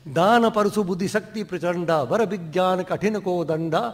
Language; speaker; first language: Hindi; non-native, local second language; Dogri